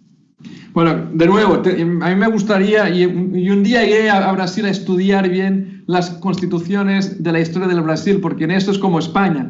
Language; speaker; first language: Spanish; native; Spanish